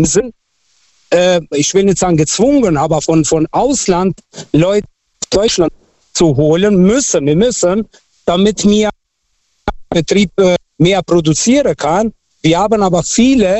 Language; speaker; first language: German; non-native, fluent; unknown